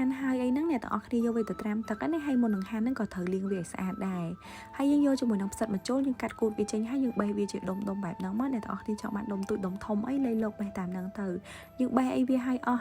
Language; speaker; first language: Khmer; native; Khmer